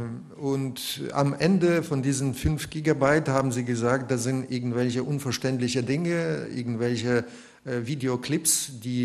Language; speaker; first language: German; non-native, fluent; Russian